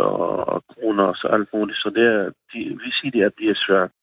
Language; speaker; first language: Danish; non-native, fluent; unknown